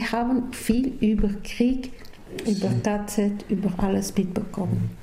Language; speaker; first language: German; non-native, local second language; Italian